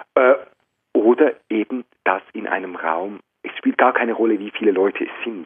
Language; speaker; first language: German; native; German